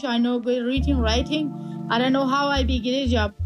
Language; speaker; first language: English; non-native, learner; Kurdish